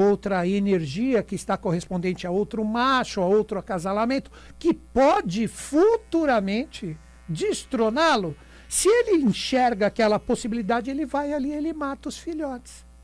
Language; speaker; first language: Portuguese; native; Portuguese